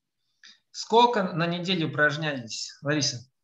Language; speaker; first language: Russian; native; Russian